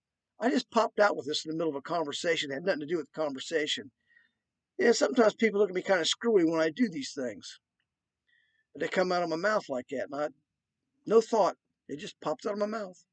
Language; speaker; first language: English; native; English